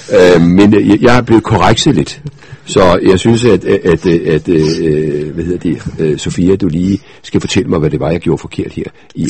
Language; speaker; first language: Danish; native; Danish